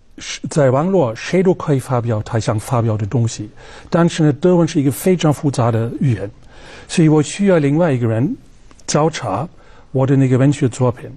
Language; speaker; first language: Chinese; non-native, fluent; German